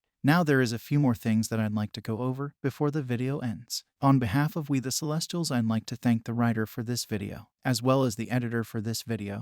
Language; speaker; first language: English; native; English